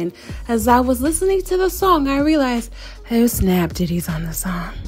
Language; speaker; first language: English; native; English